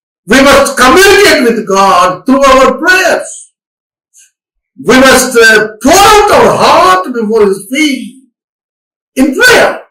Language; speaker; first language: English; non-native, local second language; Telugu